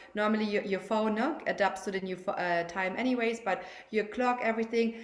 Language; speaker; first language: English; non-native, fluent; German